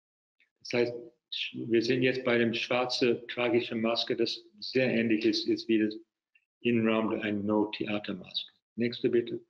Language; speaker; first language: German; non-native, fluent; English